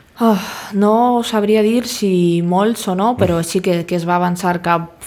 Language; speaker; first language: Catalan; non-native, fluent; Russian